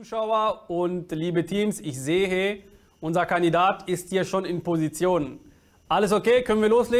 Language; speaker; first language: German; native; German